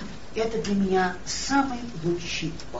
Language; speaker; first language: Polish; non-native, learner; Russian